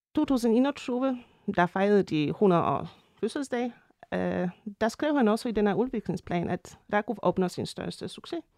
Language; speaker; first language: Danish; non-native, fluent; Polish